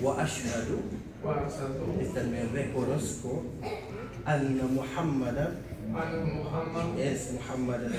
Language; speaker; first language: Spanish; non-native, fluent; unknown